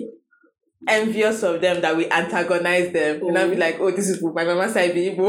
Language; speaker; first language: English; non-native, local second language; Igbo